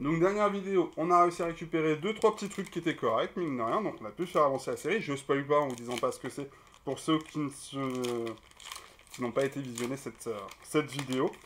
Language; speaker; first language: French; native; French